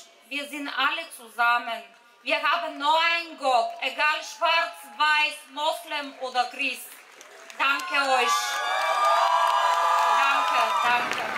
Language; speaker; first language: German; non-native, learner; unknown